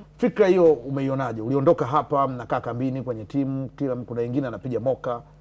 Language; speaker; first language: Swahili; native; Swahili